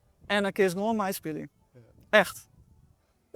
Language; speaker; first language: Dutch; non-native, local second language; Western Frisian